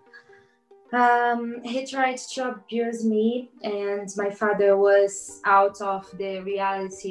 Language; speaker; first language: English; non-native, learner; Portuguese